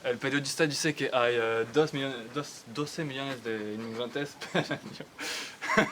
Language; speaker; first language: Spanish; non-native, learner; French